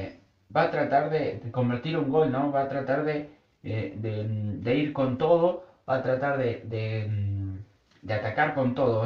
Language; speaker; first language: Spanish; native; Spanish